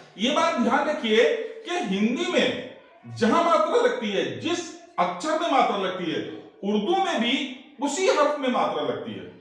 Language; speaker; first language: Hindi; native; Hindi